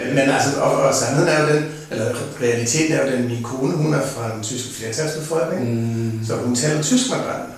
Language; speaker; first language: Danish; native; Danish